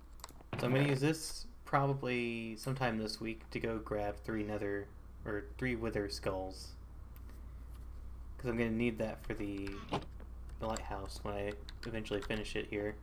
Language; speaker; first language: English; native; English